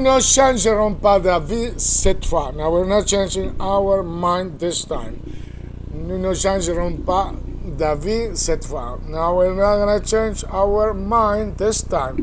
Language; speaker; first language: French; non-native, fluent; Spanish